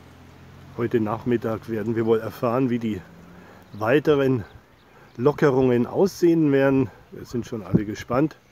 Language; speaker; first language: German; native; German